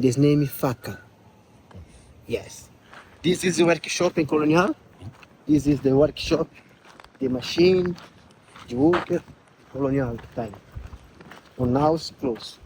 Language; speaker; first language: English; non-native, learner; Portuguese